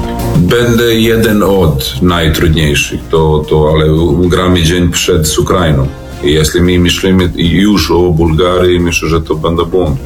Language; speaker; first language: Polish; non-native, learner; Serbian